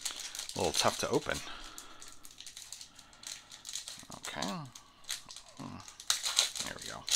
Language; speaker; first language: English; native; English